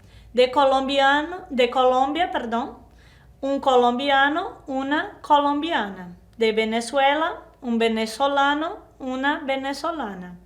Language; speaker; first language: Spanish; non-native, fluent; Portuguese